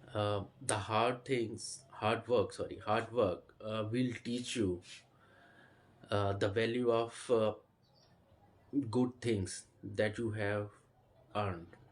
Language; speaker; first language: English; non-native, local second language; Hindi